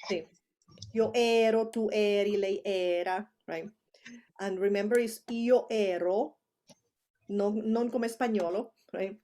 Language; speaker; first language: Italian; non-native, fluent; Spanish